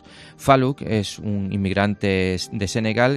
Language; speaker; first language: Spanish; native; Spanish